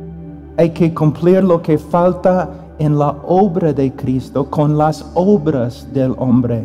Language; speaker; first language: Spanish; non-native, fluent; English